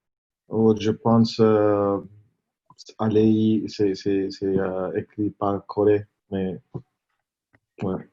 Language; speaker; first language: French; non-native, learner; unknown